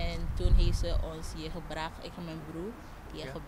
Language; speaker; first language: Dutch; non-native, fluent; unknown